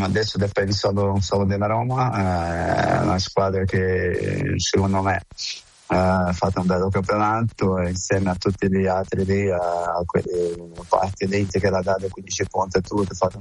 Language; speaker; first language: Italian; non-native, fluent; Portuguese